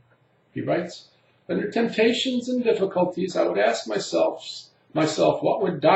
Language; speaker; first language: English; native; English